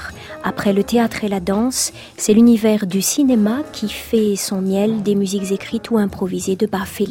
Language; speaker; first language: French; native; French